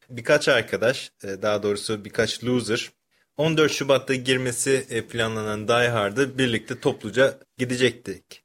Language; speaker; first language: Turkish; early bilingual, other home language; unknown